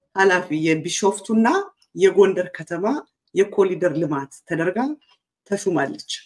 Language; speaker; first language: Amharic; native; Amharic